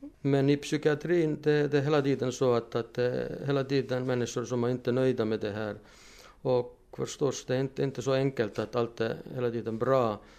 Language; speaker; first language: Swedish; non-native, fluent; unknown